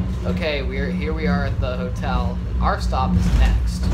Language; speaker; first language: English; native; English